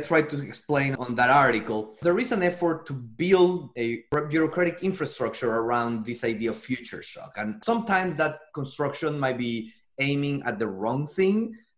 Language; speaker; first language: English; non-native, fluent; Spanish